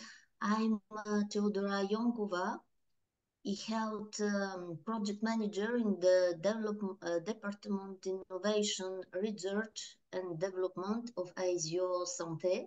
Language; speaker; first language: English; non-native, learner; French